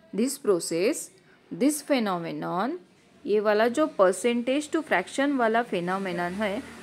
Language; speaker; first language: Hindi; non-native, local second language; Marathi